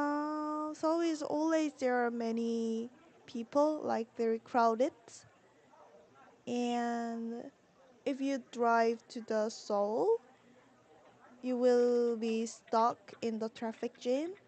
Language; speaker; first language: English; non-native, learner; Korean